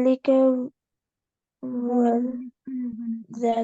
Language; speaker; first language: Arabic; non-native, learner; Urdu